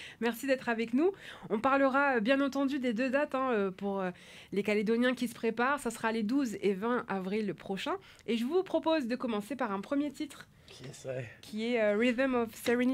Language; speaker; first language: French; native; French